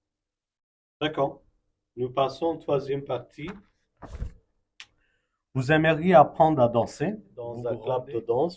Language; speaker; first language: French; non-native, fluent; Bangla